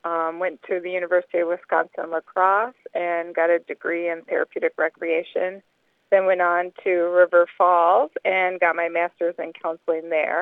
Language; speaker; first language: English; native; English